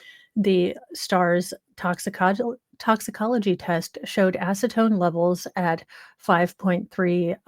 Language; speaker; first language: English; native; English